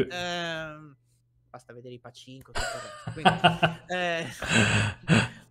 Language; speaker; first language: Italian; native; Italian